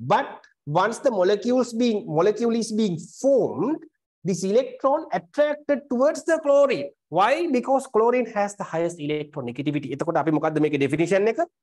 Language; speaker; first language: English; non-native, local second language; Sinhala